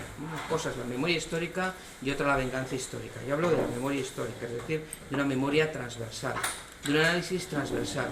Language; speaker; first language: Spanish; native; Spanish